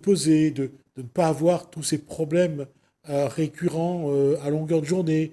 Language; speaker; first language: French; native; French